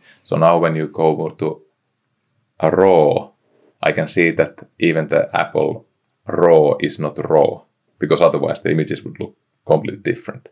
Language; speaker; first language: English; non-native, fluent; Finnish